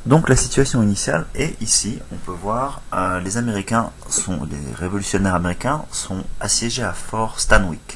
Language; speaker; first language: French; native; French